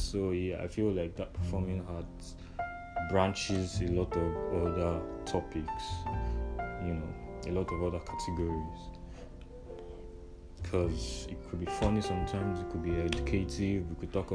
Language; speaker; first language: English; non-native, local second language; Yoruba